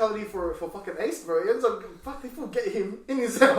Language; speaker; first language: English; native; English